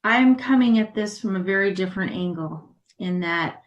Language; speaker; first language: English; native; English